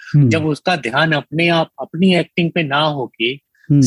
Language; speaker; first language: Hindi; native; Hindi